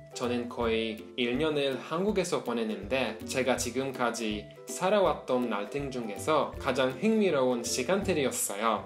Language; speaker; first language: Korean; non-native, learner; Norwegian